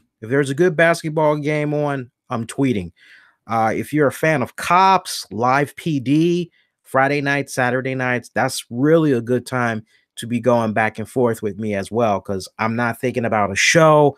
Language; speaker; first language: English; native; English